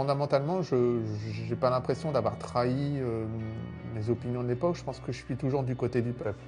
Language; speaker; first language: French; native; French